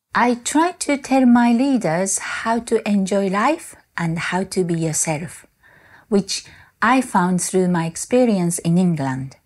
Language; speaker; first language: English; non-native, fluent; Japanese